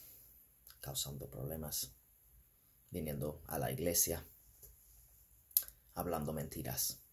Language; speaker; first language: Spanish; non-native, fluent; English